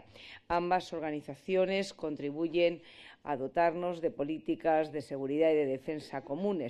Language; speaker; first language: Spanish; native; Spanish